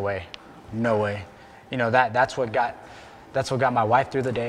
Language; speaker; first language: English; native; English